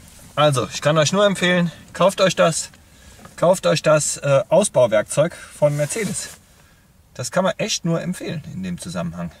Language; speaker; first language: German; native; German